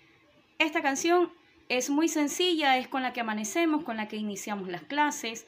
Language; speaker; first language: Spanish; native; Spanish